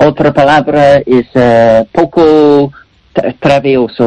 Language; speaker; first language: Spanish; non-native, learner; English